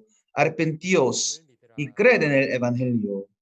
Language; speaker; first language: Spanish; non-native, fluent; Korean